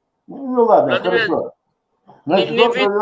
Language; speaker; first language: Russian; native; Russian